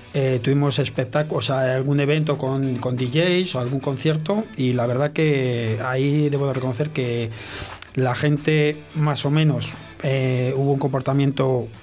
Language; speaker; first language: Spanish; early bilingual, heritage; French